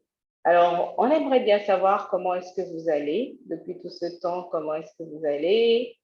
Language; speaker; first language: French; native; French